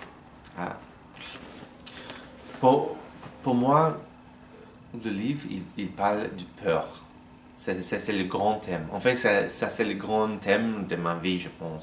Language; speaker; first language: French; non-native, learner; English